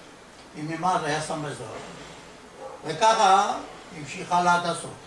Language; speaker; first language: Hebrew; non-native, fluent; Ladino